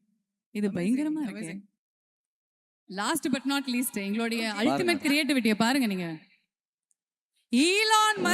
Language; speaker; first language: Tamil; native; Tamil